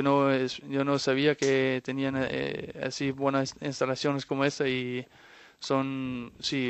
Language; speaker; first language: Spanish; non-native, fluent; Danish